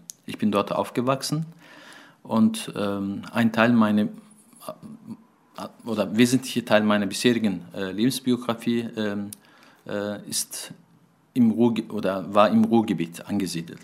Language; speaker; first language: German; early bilingual, other home language; Turkish